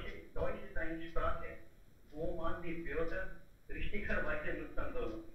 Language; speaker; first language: German; non-native, learner; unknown